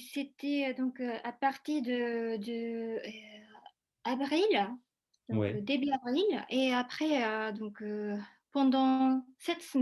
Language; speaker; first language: French; non-native, fluent; Japanese